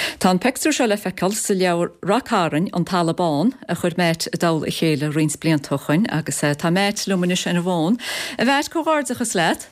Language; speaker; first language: Irish; native; Irish